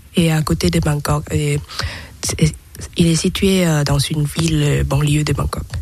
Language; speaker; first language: French; non-native, learner; Thai